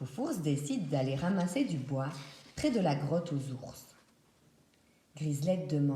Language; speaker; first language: French; native; French